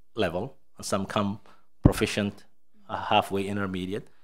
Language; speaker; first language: English; non-native, fluent; Somali